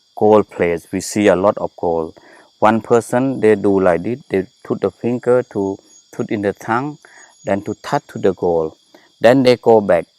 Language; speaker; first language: English; non-native, learner; Thai